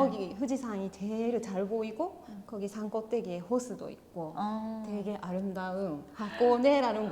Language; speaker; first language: Korean; non-native, fluent; Japanese